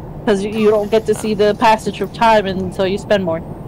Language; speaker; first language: English; early bilingual, other home language; Spanish